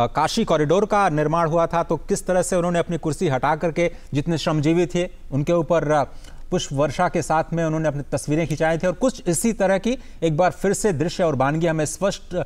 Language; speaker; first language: Hindi; native; Hindi